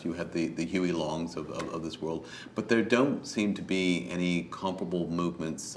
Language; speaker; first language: English; native; English